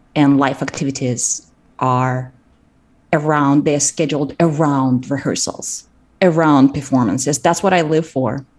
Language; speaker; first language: English; non-native, fluent; Russian